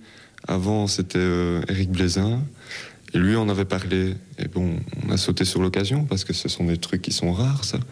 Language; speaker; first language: French; native; French